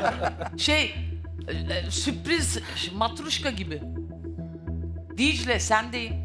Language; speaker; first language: Turkish; native; Turkish